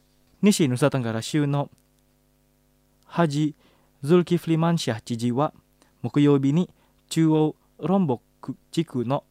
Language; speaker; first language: Japanese; non-native, fluent; Indonesian